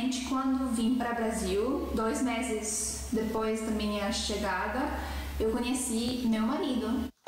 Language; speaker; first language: Portuguese; non-native, fluent; Estonian